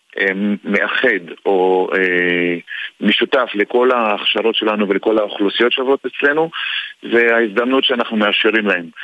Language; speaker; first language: Hebrew; non-native, local second language; Arabic